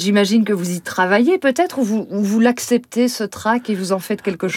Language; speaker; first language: French; native; French